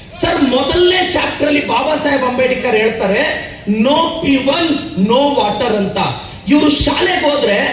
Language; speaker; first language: Kannada; native; Kannada